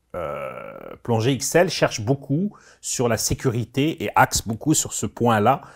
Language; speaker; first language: French; non-native, local second language; Arabic